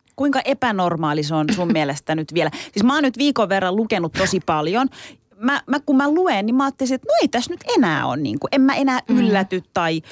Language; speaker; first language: Finnish; early bilingual, other home language; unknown